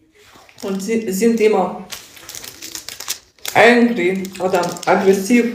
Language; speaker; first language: German; non-native, learner; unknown